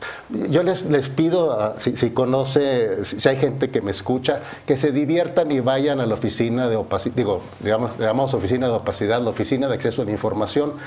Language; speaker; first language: Spanish; native; Spanish